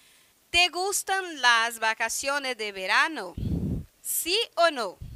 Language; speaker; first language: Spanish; non-native, fluent; Portuguese